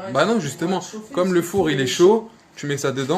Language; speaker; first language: French; native; French